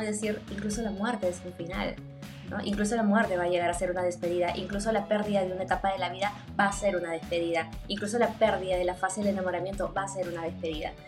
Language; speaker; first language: Spanish; native; Spanish